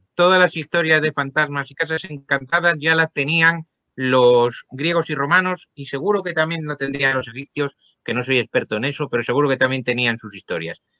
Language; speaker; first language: Spanish; native; Spanish